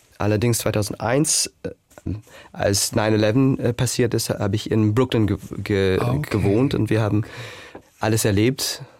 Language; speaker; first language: German; non-native, fluent; English